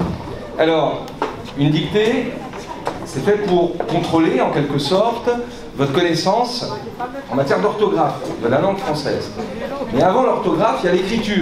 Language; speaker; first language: French; native; French